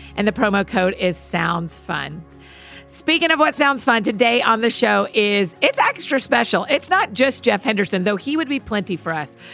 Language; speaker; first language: English; native; English